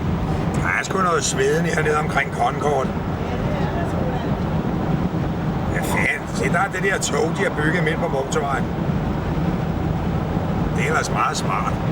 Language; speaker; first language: Danish; native; Danish